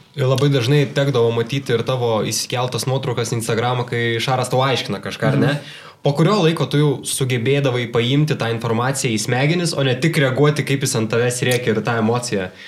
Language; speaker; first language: Lithuanian; native; Lithuanian